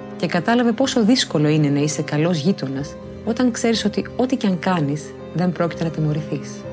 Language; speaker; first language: Greek; native; Greek